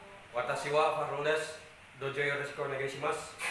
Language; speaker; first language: Japanese; non-native, learner; Indonesian